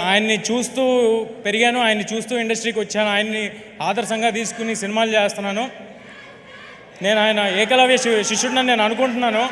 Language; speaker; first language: Telugu; native; Telugu